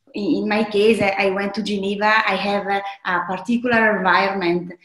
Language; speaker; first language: English; non-native, fluent; Italian